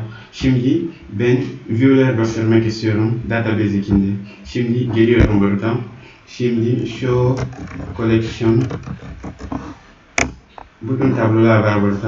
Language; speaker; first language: Turkish; non-native, learner; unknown